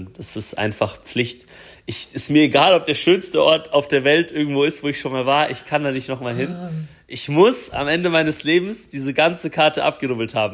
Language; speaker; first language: German; native; German